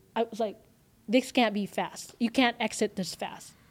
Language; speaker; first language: English; early bilingual, other home language; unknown